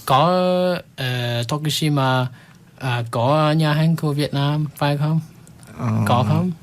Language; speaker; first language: Vietnamese; non-native, learner; English